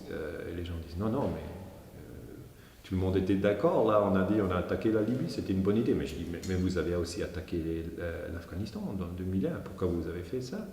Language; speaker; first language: French; non-native, fluent; German